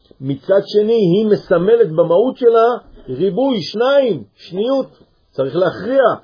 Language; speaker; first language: Hebrew; native; Hebrew